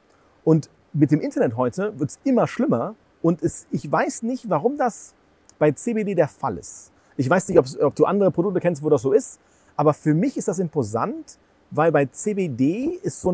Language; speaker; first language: German; native; German